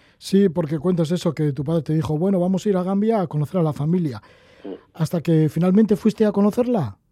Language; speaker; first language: Spanish; native; Spanish